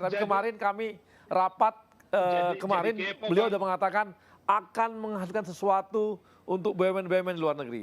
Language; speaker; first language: Indonesian; native; Indonesian